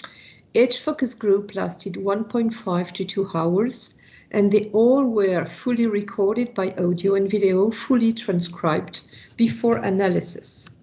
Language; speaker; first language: English; non-native, fluent; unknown